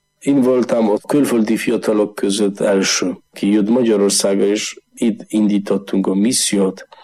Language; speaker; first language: Hungarian; non-native, learner; Polish